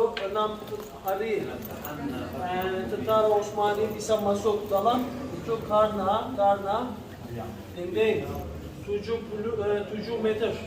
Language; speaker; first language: Indonesian; non-native, learner; Turkish